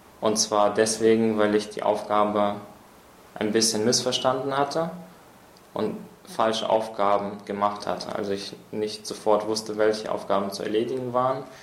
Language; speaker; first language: German; early bilingual, other home language; Russian